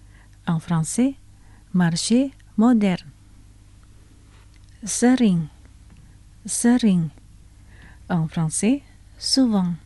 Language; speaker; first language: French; non-native, fluent; Indonesian